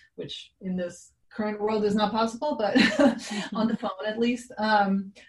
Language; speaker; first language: English; non-native, fluent; Serbian